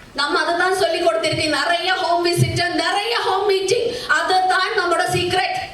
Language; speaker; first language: Tamil; non-native, learner; Malayalam